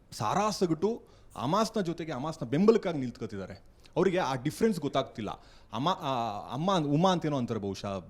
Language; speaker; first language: Kannada; native; Kannada